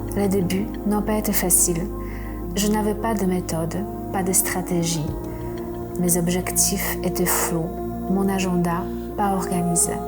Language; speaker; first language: French; non-native, fluent; Polish